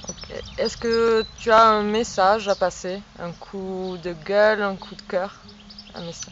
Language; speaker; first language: French; native; French